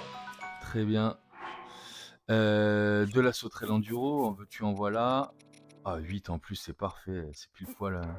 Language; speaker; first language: French; native; French